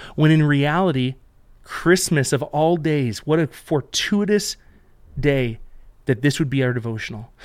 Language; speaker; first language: English; native; English